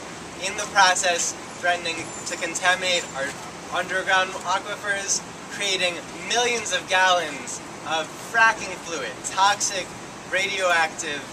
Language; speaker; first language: English; native; English